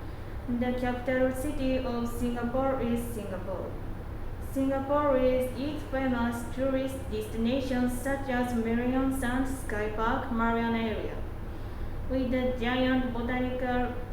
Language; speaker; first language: English; non-native, learner; Japanese